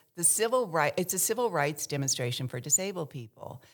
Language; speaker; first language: English; early bilingual, other home language; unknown